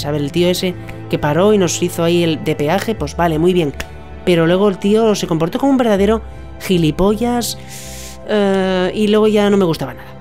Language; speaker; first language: Spanish; native; Spanish